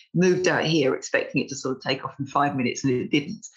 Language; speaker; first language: English; native; English